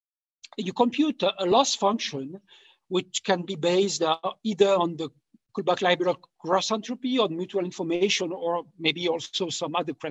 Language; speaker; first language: English; non-native, fluent; French